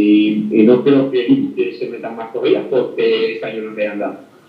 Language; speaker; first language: Spanish; native; Spanish